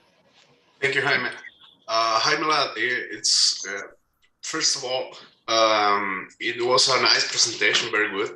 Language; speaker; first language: English; non-native, fluent; Spanish